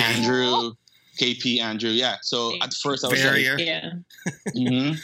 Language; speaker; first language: English; non-native, local second language; Filipino